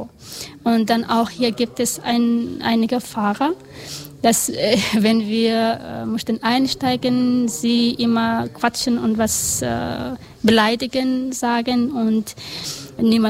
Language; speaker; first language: German; non-native, learner; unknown